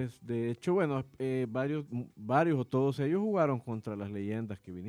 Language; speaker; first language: Spanish; native; Spanish